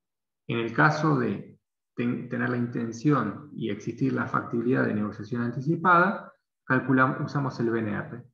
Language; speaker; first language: Spanish; native; Spanish